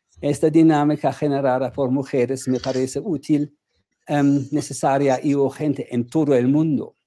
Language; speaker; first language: Spanish; non-native, fluent; German